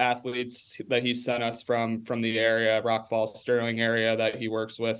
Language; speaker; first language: English; native; English